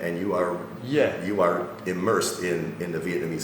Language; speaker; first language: English; native; English